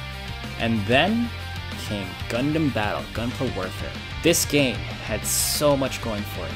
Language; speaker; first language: English; native; English